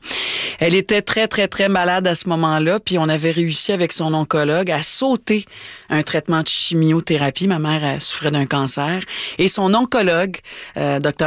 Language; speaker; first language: French; native; French